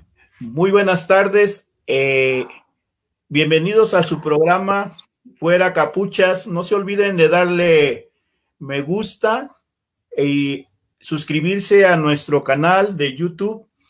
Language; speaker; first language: Spanish; native; Spanish